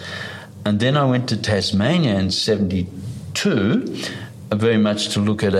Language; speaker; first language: English; native; English